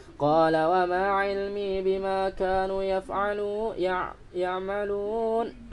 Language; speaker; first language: Arabic; non-native, learner; Indonesian